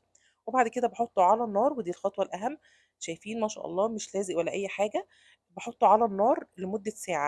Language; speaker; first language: Arabic; native; Arabic